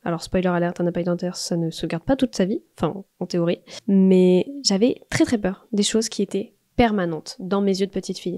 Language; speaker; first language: French; native; French